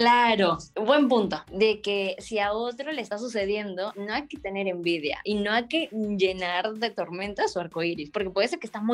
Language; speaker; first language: Spanish; native; Spanish